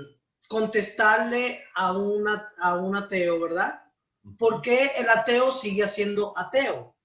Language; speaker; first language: Spanish; native; Spanish